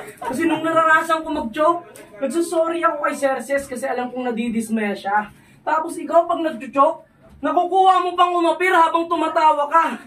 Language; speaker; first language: Filipino; native; Filipino